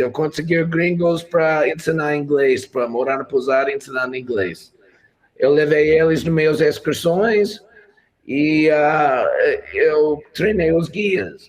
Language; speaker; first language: Portuguese; non-native, fluent; English